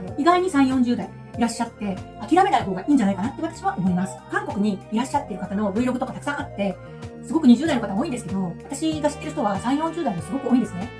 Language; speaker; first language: Japanese; native; Japanese